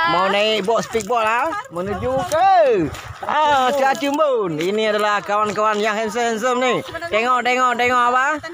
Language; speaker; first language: Malay; non-native, local second language; Achinese